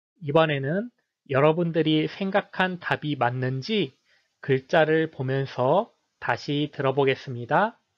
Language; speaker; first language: Korean; native; Korean